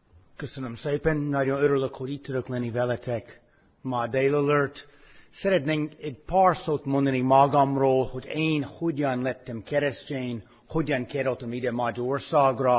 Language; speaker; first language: Hungarian; non-native, fluent; English